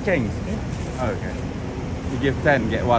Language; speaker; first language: English; non-native, learner; Indonesian